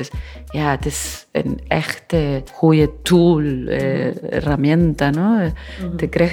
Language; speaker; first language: Dutch; non-native, learner; Spanish